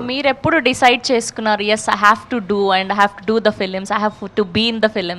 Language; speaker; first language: Telugu; native; Telugu